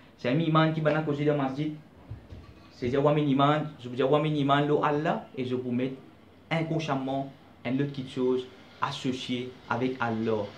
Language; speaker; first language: French; non-native, local second language; Morisyen